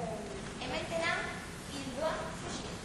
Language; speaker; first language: French; non-native, learner; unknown